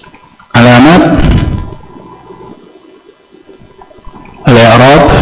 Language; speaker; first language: Arabic; non-native, fluent; Indonesian